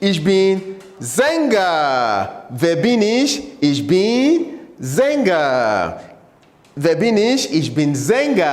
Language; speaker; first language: German; non-native, fluent; English